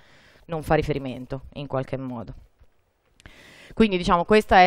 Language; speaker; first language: Italian; native; Italian